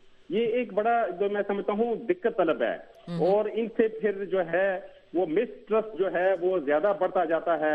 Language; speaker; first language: Urdu; native; Urdu